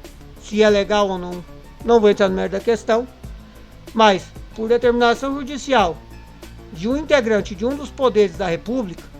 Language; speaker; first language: Portuguese; native; Portuguese